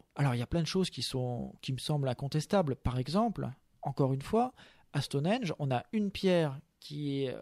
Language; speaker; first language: French; native; French